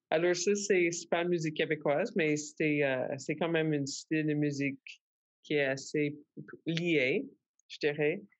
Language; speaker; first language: French; non-native, fluent; English